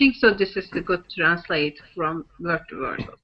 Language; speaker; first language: English; non-native, learner; Turkish